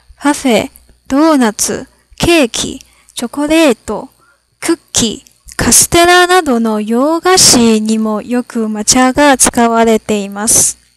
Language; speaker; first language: Japanese; non-native, fluent; Chinese